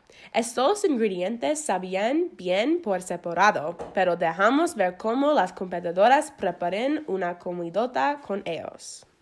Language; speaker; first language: Spanish; non-native, learner; English